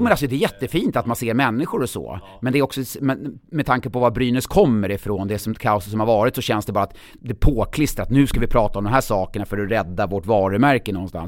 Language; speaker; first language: Swedish; native; Swedish